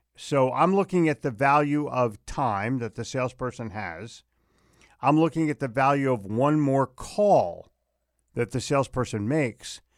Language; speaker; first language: English; native; English